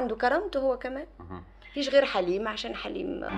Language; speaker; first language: Arabic; native; Arabic